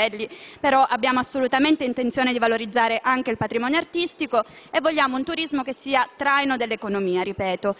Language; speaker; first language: Italian; native; Italian